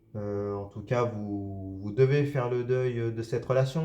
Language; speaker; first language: French; native; French